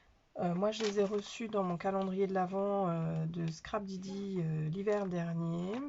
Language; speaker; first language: French; native; French